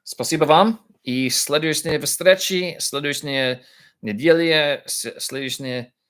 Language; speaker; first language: Russian; non-native, learner; English